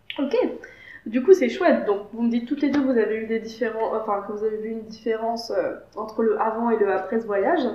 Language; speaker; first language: French; native; French